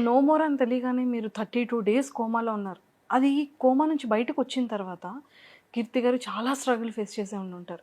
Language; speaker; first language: Telugu; native; Telugu